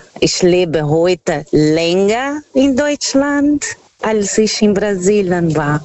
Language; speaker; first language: German; non-native, learner; Portuguese